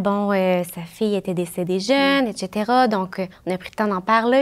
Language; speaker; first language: French; native; French